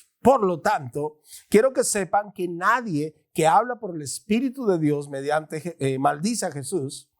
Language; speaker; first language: Spanish; native; Spanish